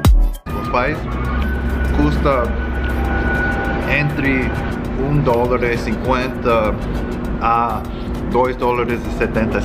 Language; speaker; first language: Portuguese; non-native, learner; Korean